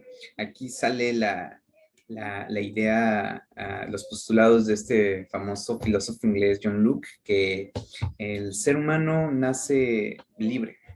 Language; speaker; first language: Spanish; native; Spanish